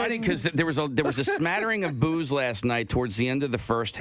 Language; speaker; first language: English; native; English